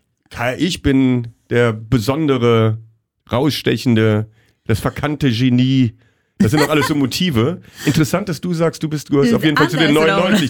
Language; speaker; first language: German; native; German